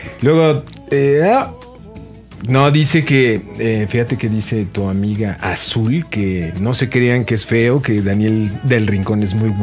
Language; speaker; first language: Spanish; native; Spanish